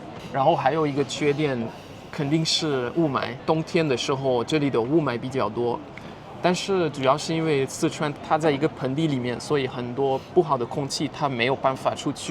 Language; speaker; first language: Chinese; non-native, fluent; Dutch